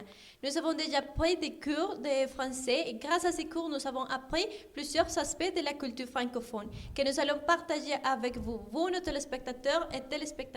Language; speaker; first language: French; non-native, learner; Spanish